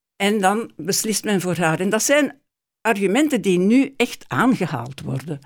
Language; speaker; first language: Dutch; native; Dutch